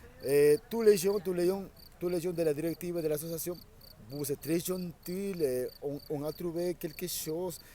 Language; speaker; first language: French; non-native, learner; Spanish